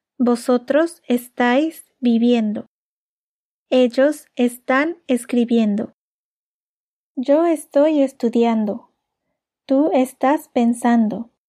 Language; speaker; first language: Spanish; native; Spanish